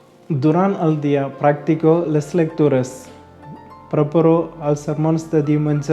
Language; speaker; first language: Catalan; non-native, learner; Tamil